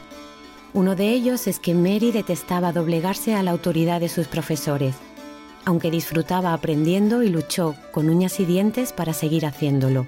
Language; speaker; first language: Spanish; native; Spanish